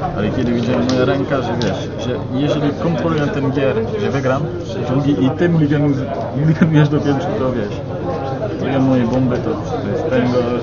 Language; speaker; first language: Polish; non-native, learner; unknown